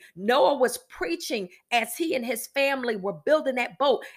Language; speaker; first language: English; native; English